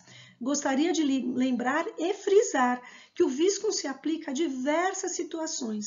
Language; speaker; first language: Portuguese; native; Portuguese